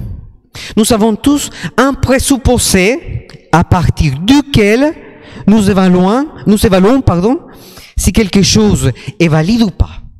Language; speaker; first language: French; non-native, fluent; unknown